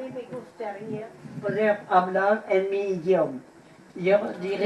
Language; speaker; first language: Spanish; non-native, fluent; French